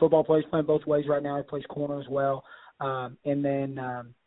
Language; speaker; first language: English; native; English